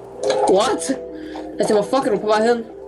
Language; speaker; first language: Danish; native; Danish